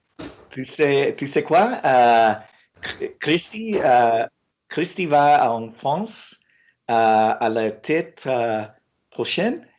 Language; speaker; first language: French; non-native, learner; English